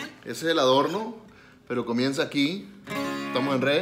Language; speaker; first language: Spanish; native; Spanish